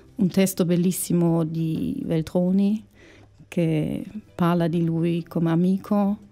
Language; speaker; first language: Italian; non-native, fluent; German